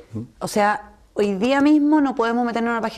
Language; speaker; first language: Spanish; native; Spanish